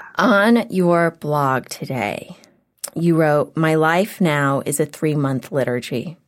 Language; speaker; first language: English; native; English